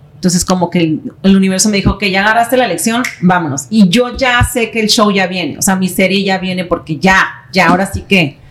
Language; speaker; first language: Spanish; native; Spanish